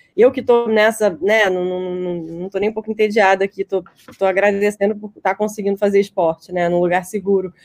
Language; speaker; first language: Portuguese; native; Portuguese